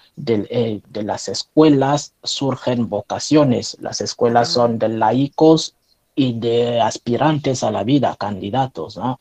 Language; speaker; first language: Spanish; non-native, fluent; French